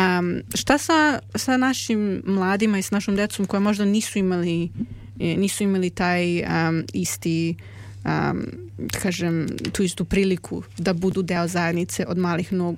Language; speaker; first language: Croatian; native; Croatian